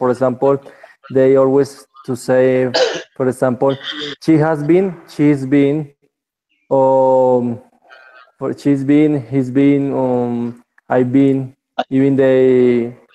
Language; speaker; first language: English; non-native, learner; Spanish